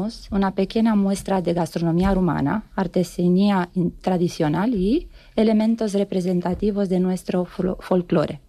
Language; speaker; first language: Spanish; non-native, fluent; Romanian